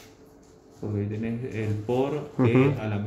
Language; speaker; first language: Spanish; native; Spanish